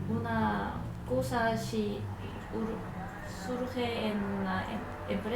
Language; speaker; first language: Spanish; non-native, learner; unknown